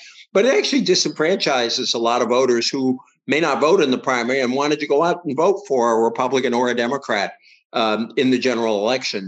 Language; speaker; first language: English; native; English